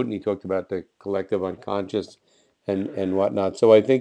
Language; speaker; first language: English; native; English